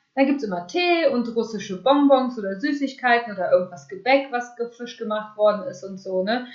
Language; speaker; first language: German; early bilingual, other home language; Russian